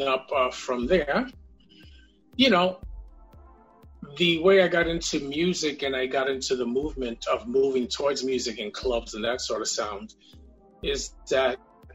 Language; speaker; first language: English; native; English